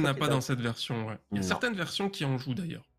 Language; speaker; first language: French; native; French